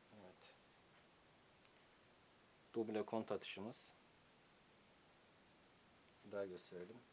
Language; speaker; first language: Turkish; native; Turkish